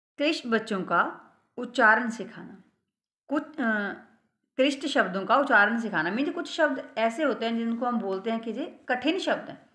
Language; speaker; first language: Hindi; non-native, local second language; Punjabi